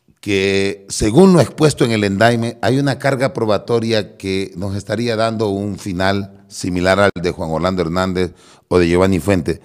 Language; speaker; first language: Spanish; native; Spanish